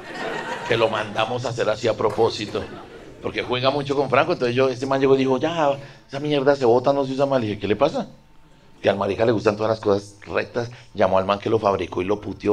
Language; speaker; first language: Spanish; native; Spanish